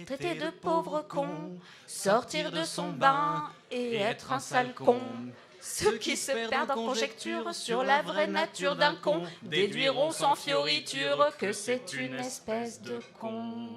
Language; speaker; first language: French; native; French